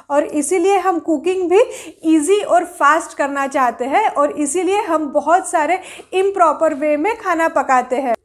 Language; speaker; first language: Hindi; non-native, local second language; Marathi